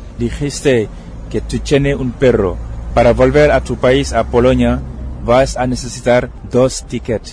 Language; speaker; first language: Spanish; non-native, fluent; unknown